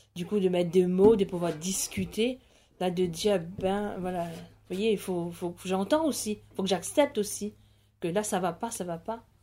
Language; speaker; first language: French; non-native, local second language; Morisyen